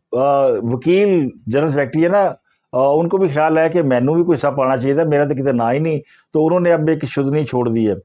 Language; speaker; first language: Urdu; native; Urdu